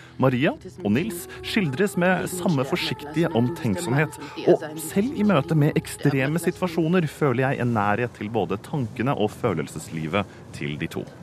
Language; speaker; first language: Norwegian; native; Norwegian